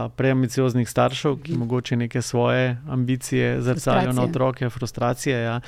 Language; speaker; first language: Slovenian; native; Slovenian